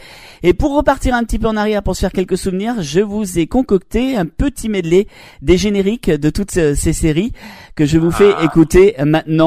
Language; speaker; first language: French; native; French